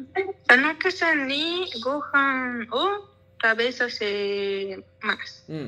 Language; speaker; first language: Japanese; non-native, learner; Spanish